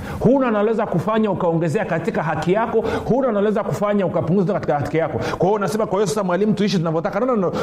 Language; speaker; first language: Swahili; native; Swahili